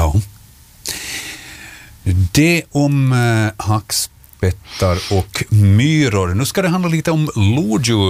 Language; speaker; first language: Swedish; native; Swedish